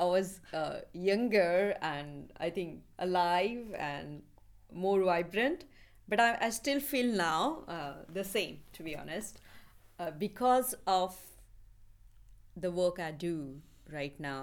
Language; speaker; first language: English; non-native, local second language; Marathi